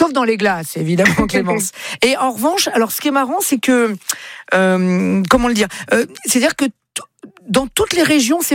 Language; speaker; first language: French; native; French